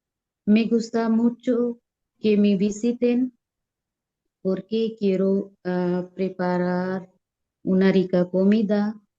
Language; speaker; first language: Spanish; non-native, learner; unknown